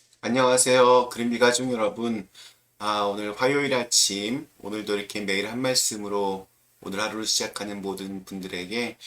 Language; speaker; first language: Korean; native; Korean